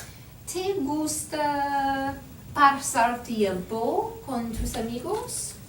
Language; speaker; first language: Spanish; non-native, learner; English